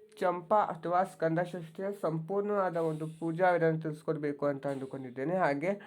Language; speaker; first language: Kannada; native; Kannada